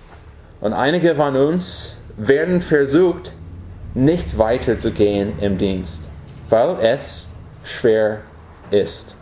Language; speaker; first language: German; non-native, fluent; English